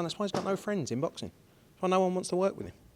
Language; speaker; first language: English; native; English